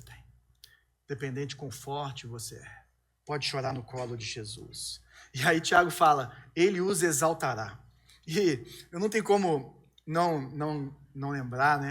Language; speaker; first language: Portuguese; native; Portuguese